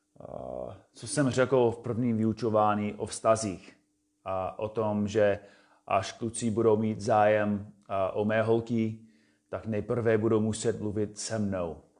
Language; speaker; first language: Czech; non-native, fluent; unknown